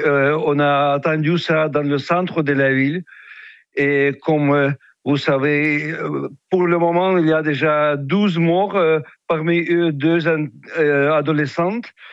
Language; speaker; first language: French; non-native, fluent; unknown